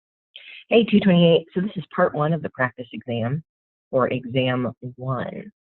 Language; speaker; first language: English; native; English